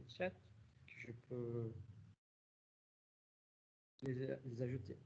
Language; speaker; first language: French; non-native, fluent; Portuguese